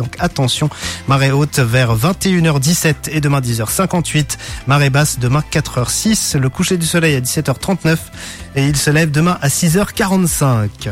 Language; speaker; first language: French; non-native, local second language; Morisyen